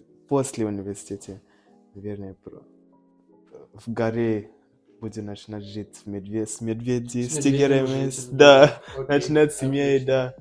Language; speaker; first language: Russian; non-native, learner; Nyanja